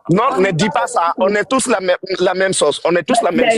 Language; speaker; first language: French; non-native, learner; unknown